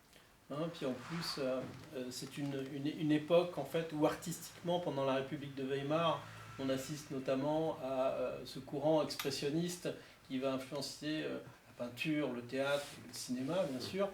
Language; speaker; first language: French; native; French